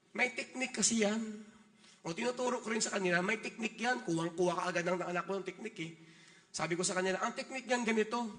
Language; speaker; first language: Filipino; non-native, local second language; Hiligaynon